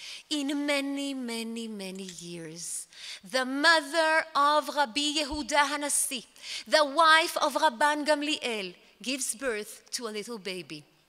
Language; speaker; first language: English; non-native, fluent; Hebrew